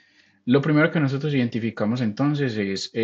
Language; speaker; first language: Spanish; native; Spanish